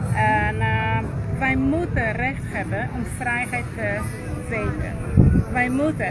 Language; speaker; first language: Dutch; non-native, fluent; Polish